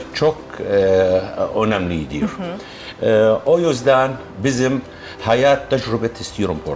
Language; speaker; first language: Turkish; non-native, learner; Arabic